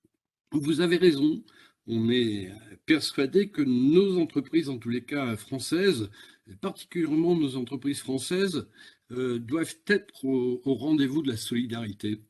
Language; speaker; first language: French; native; French